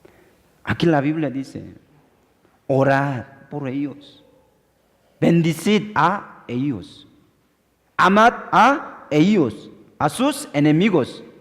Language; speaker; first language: Spanish; non-native, fluent; Korean